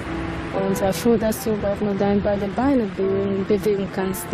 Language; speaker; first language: German; non-native, fluent; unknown